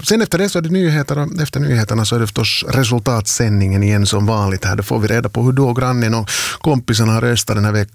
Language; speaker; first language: Swedish; native; Swedish